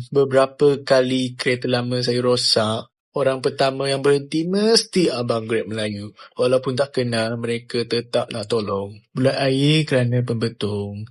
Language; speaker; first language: Malay; non-native, local second language; Chinese